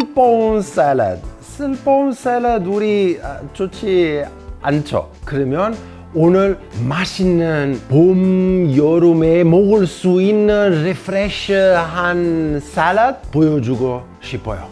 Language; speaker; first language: Korean; non-native, fluent; Italian